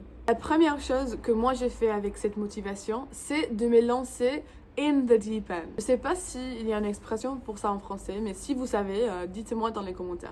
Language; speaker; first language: French; non-native, fluent; English